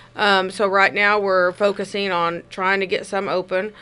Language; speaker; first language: English; native; English